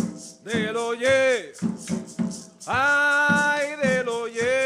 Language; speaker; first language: Spanish; native; Spanish